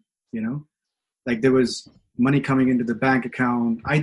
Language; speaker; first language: English; non-native, local second language; Hindi